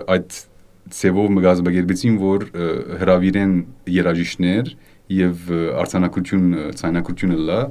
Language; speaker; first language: Armenian; native; Armenian